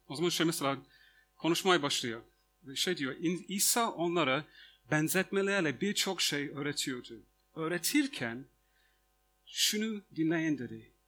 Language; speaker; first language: Turkish; non-native, fluent; English